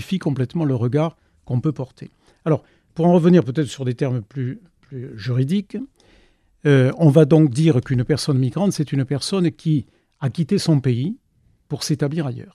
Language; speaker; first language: French; native; French